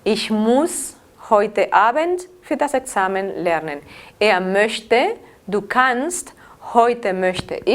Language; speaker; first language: German; non-native, fluent; Spanish